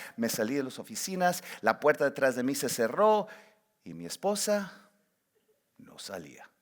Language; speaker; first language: Spanish; early bilingual, heritage; Spanish